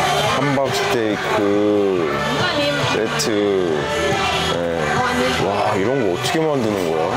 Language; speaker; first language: Korean; native; Korean